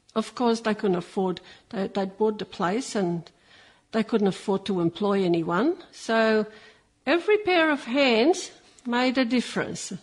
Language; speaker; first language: English; early bilingual, other home language; Maltese